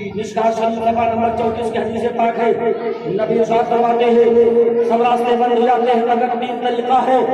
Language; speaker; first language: Urdu; native; Urdu